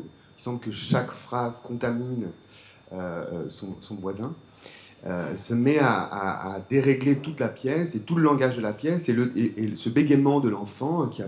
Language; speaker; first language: French; native; French